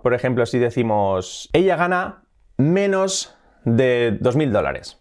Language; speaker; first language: Spanish; native; Spanish